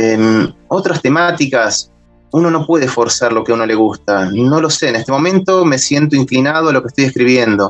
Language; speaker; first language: Spanish; native; Spanish